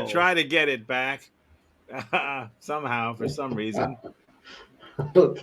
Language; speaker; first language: English; native; English